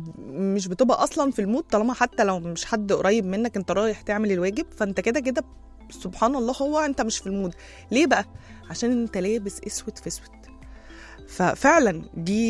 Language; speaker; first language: Arabic; native; Arabic